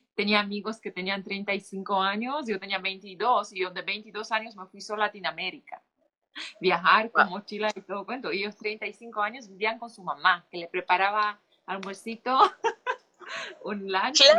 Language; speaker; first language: Spanish; non-native, fluent; Polish